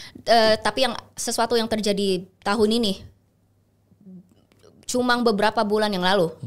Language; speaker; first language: Indonesian; early bilingual, heritage; Indonesian